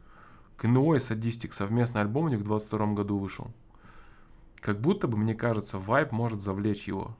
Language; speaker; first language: Russian; native; Russian